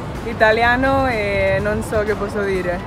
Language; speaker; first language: Italian; non-native, learner; Spanish